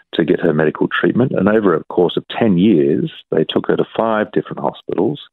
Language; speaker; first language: English; native; English